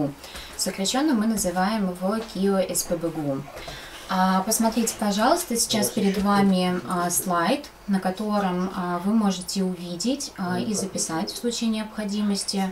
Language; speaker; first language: Russian; native; Russian